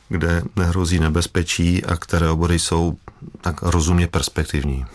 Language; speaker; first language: Czech; native; Czech